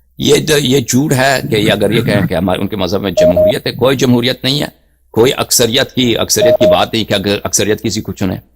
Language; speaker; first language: Urdu; native; Urdu